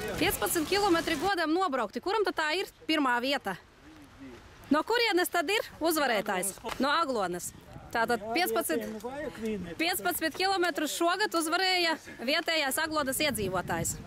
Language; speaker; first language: Latvian; native; Latvian